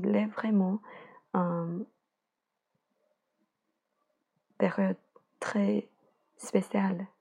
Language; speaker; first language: French; non-native, learner; Chinese